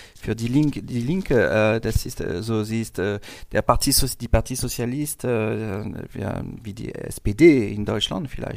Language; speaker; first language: German; non-native, learner; French